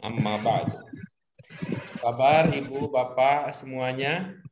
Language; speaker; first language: Indonesian; native; Indonesian